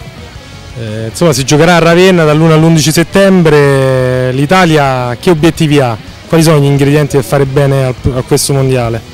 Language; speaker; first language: Italian; native; Italian